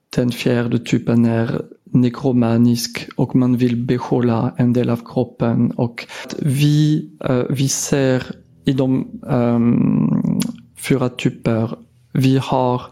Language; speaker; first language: Swedish; non-native, fluent; French